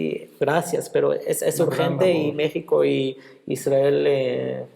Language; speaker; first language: Spanish; non-native, fluent; Hebrew